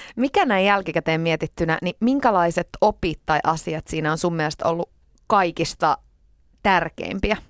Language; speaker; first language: Finnish; native; Finnish